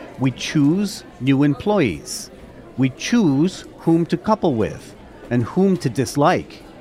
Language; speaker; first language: English; native; English